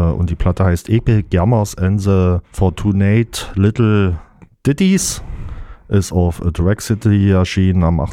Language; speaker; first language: German; native; German